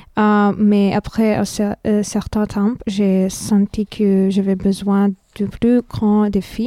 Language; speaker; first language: French; non-native, fluent; Lithuanian